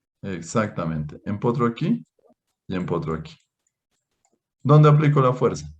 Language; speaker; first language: Spanish; native; Spanish